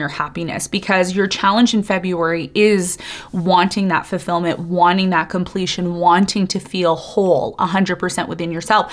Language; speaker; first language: English; native; English